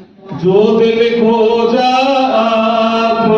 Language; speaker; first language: Hindi; native; Hindi